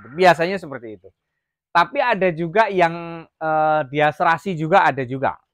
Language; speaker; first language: Indonesian; native; Indonesian